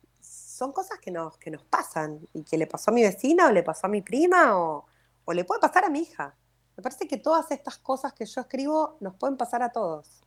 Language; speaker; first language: Spanish; native; Spanish